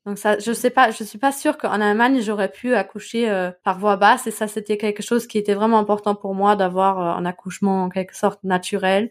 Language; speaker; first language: French; non-native, fluent; German